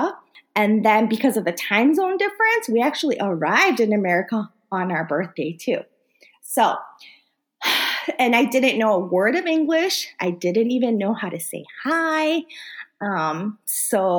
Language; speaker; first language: English; early bilingual, other home language; Korean